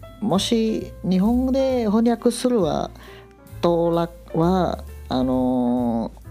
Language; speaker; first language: Japanese; non-native, learner; Indonesian